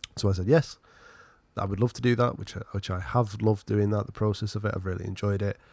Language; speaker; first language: English; native; English